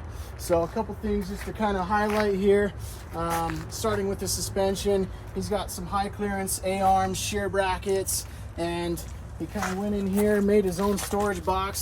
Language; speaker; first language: English; native; English